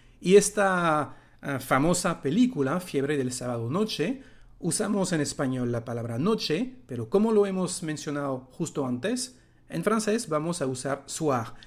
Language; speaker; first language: Spanish; non-native, fluent; French